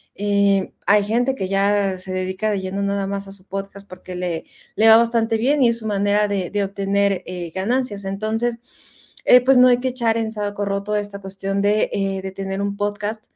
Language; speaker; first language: Spanish; native; Spanish